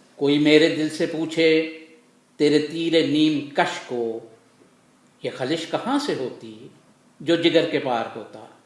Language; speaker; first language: Urdu; native; Urdu